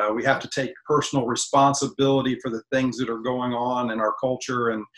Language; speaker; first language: English; native; English